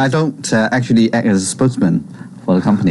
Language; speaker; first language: English; non-native, local second language; Cantonese